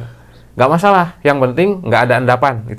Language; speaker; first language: Indonesian; non-native, local second language; Sundanese